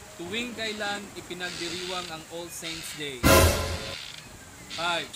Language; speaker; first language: Filipino; non-native, local second language; Cebuano